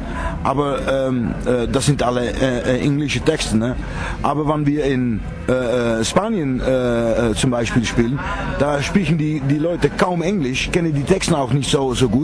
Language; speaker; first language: German; non-native, fluent; Dutch